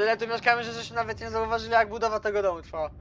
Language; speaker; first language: Polish; native; Polish